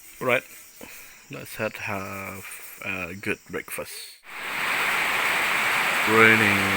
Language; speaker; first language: English; non-native, local second language; Malay